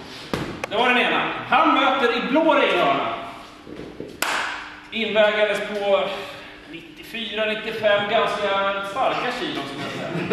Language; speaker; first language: Swedish; native; Swedish